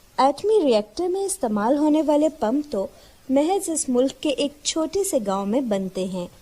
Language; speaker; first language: Urdu; native; Urdu